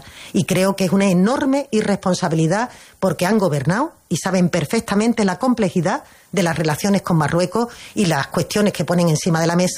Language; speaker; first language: Spanish; native; Spanish